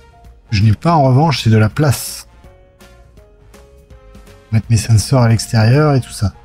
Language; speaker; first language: French; native; French